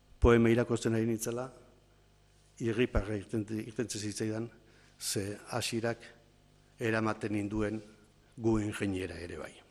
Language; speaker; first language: Basque; native; Basque